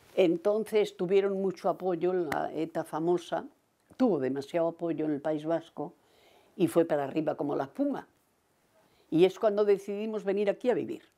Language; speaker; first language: Spanish; native; Spanish